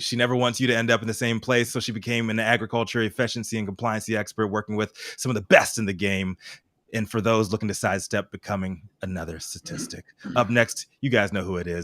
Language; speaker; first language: English; native; English